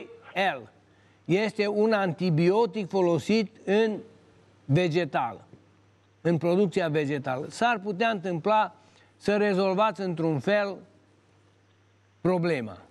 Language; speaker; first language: Romanian; native; Romanian